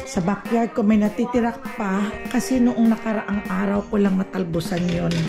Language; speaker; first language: Filipino; native; Filipino